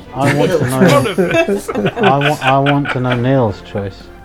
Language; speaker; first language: English; early bilingual, other home language; Italian